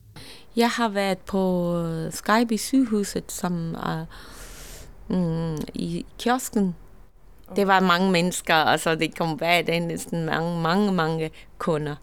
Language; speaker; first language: Danish; non-native, learner; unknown